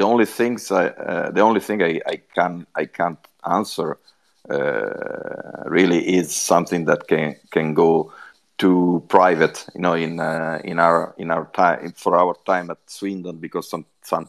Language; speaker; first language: English; non-native, fluent; Italian